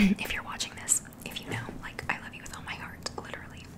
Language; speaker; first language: English; native; English